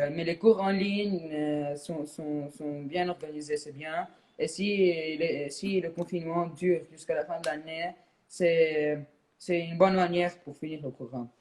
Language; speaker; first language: French; non-native, local second language; Arabic